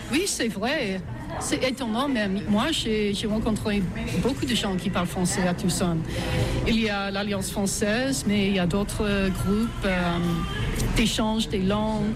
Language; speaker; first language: French; non-native, fluent; English